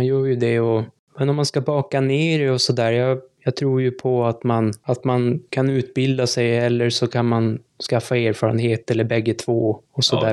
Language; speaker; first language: Swedish; native; Swedish